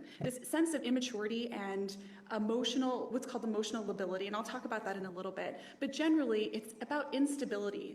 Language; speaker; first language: English; native; English